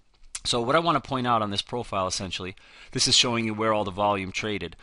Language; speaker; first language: English; native; English